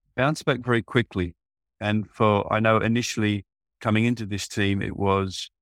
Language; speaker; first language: English; native; English